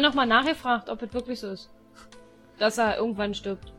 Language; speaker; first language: German; native; German